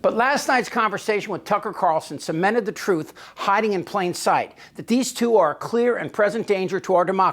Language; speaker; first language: English; native; English